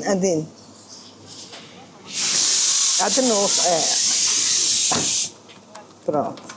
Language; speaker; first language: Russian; non-native, learner; Portuguese